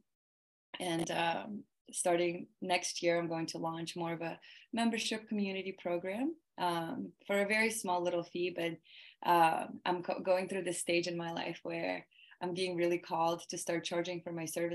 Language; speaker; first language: English; early bilingual, other home language; Russian